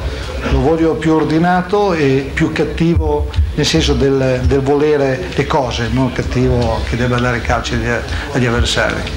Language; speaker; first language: Italian; native; Italian